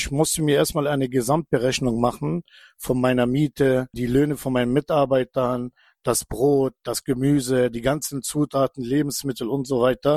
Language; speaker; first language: German; non-native, fluent; Turkish